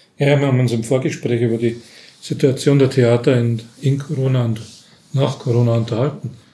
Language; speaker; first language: German; native; German